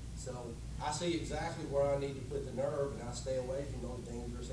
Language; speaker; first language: English; native; English